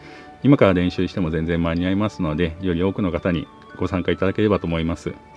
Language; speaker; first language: Japanese; native; Japanese